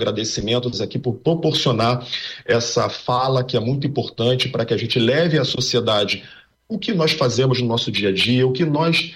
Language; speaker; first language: Portuguese; native; Portuguese